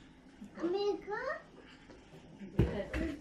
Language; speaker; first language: Japanese; native; Japanese